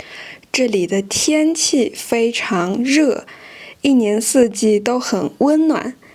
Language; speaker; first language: Chinese; non-native, fluent; French